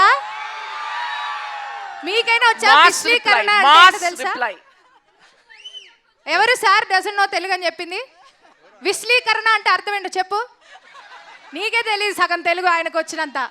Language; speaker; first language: Telugu; native; Telugu